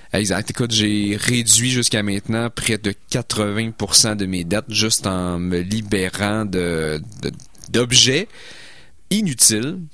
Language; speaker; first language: French; native; French